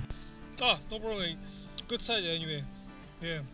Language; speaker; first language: English; non-native, learner; Japanese